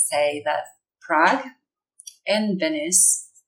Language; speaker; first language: English; non-native, fluent; Spanish